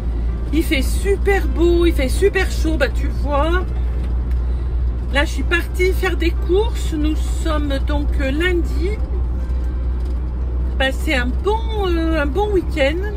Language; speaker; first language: French; native; French